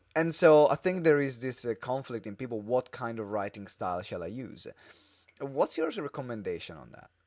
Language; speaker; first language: English; non-native, fluent; Italian